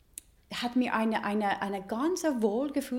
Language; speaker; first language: German; non-native, learner; English